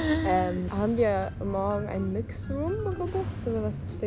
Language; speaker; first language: German; non-native, fluent; Portuguese